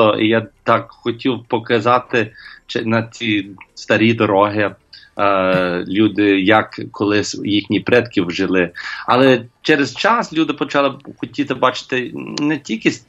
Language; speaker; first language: Ukrainian; non-native, learner; English